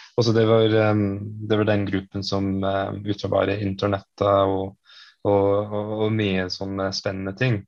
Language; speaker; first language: Norwegian; non-native, fluent; English